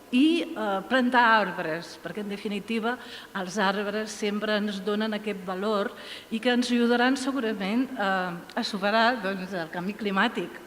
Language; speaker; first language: Catalan; native; Catalan